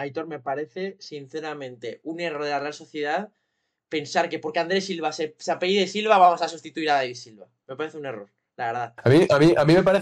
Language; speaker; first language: Spanish; native; Spanish